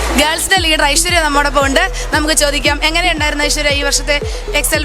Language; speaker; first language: Malayalam; native; Malayalam